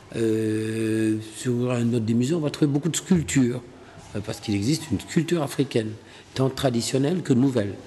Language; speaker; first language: French; non-native, local second language; Wolof